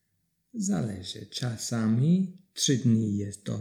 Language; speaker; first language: Polish; non-native, learner; English